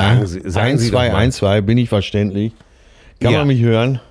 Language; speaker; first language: German; native; German